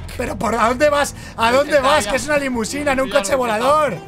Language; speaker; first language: Spanish; native; Spanish